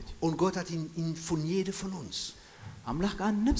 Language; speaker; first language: German; non-native, fluent; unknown